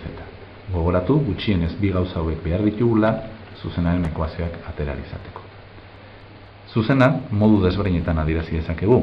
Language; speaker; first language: Basque; native; Basque